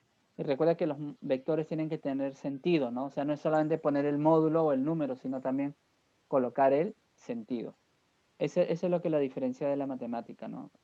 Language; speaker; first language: Spanish; native; Spanish